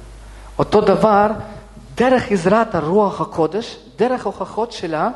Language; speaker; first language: Hebrew; non-native, fluent; Russian